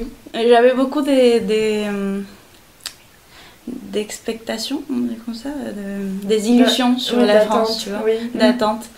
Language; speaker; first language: French; non-native, fluent; Spanish